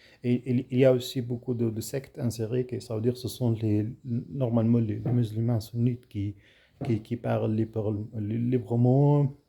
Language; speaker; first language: French; non-native, fluent; Arabic